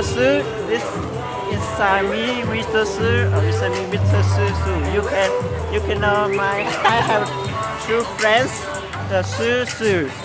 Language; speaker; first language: English; non-native, learner; Hmong